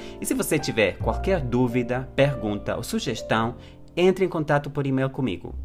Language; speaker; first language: Portuguese; non-native, fluent; Spanish